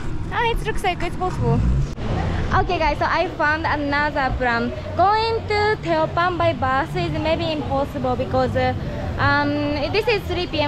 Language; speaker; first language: English; non-native, fluent; Japanese